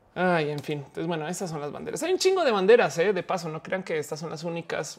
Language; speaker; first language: Spanish; native; Spanish